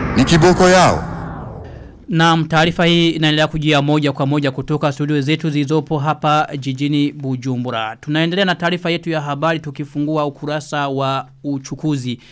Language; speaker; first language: Swahili; non-native, local second language; Rundi